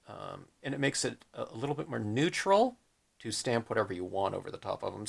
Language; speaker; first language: English; native; English